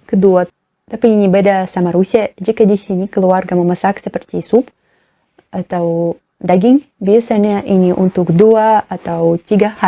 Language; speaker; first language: Indonesian; non-native, learner; Russian